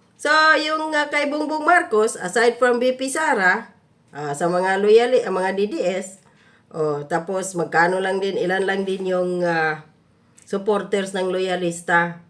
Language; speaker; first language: Filipino; non-native, local second language; Cebuano